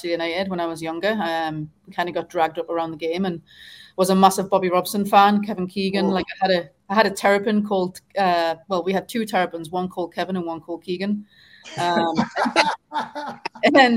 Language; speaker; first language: English; native; English